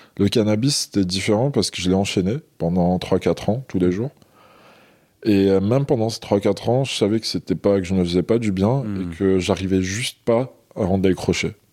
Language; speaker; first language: French; non-native, local second language; Arabic